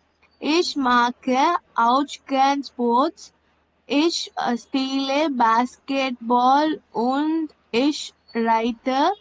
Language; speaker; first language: German; non-native, learner; Tamil